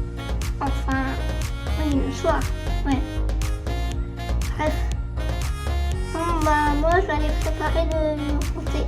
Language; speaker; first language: French; native; French